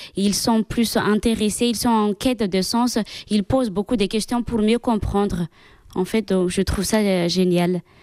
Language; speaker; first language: French; non-native, local second language; Malagasy